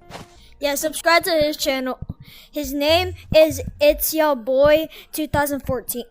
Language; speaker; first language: English; native; English